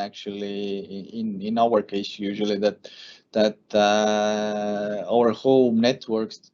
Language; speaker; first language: English; non-native, fluent; Estonian